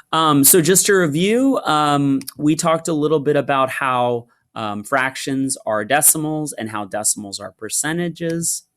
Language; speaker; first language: English; native; English